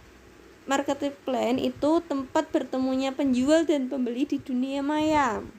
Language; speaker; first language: Indonesian; native; Indonesian